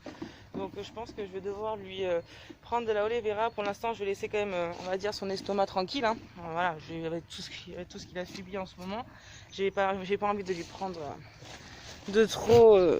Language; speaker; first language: French; native; French